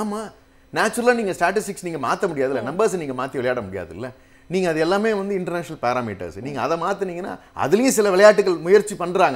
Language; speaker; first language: Tamil; native; Tamil